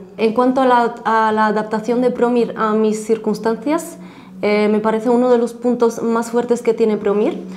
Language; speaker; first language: Spanish; non-native, fluent; Arabic